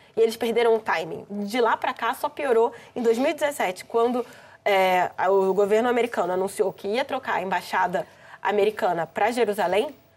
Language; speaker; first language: Portuguese; native; Portuguese